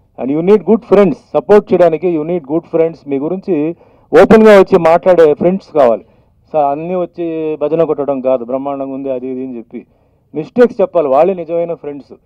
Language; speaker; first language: Telugu; non-native, local second language; Tamil